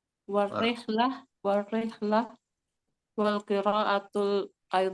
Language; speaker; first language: Arabic; non-native, learner; Indonesian